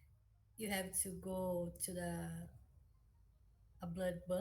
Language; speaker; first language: English; non-native, learner; Portuguese